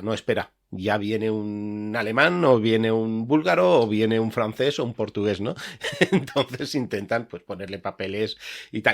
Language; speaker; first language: Spanish; native; Spanish